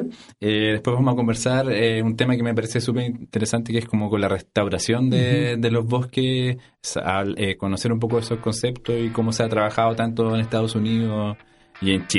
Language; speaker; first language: Spanish; native; Spanish